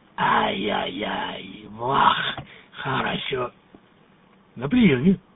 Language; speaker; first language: Russian; native; Russian